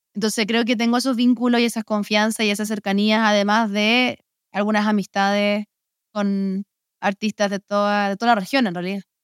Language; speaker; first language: Spanish; early bilingual, heritage; Spanish